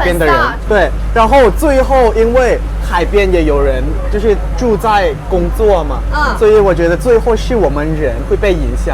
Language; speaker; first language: Chinese; non-native, fluent; Thai